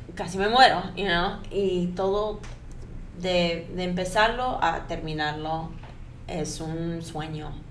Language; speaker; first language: Spanish; early bilingual, heritage; Spanish